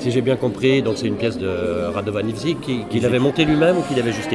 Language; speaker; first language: French; native; French